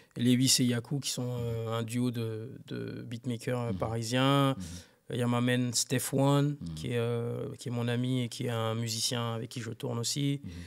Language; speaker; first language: French; native; French